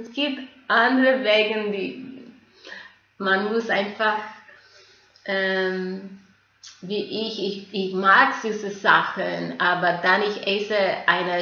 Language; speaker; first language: German; non-native, fluent; English